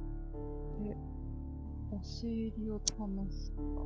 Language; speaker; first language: Japanese; native; Japanese